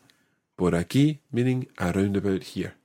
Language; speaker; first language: Spanish; non-native, fluent; English